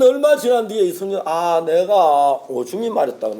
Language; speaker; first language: Korean; native; Korean